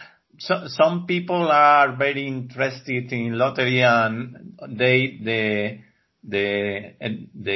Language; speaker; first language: English; non-native, learner; Spanish